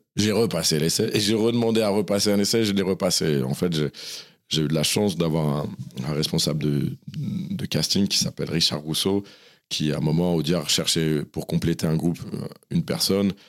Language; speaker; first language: French; native; French